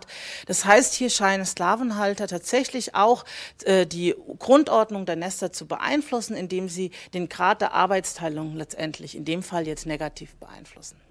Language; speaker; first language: German; native; German